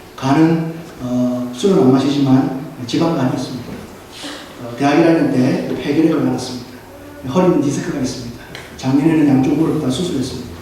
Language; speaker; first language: Korean; native; Korean